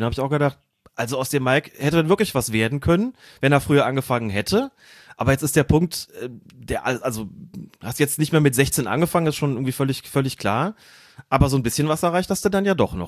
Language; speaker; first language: German; native; German